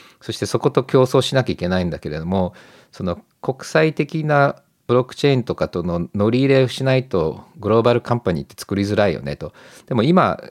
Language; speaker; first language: Japanese; native; Japanese